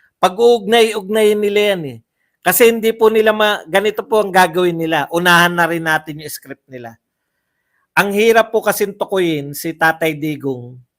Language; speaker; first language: Filipino; native; Filipino